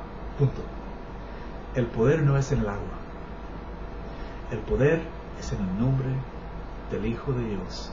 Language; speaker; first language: Spanish; non-native, learner; English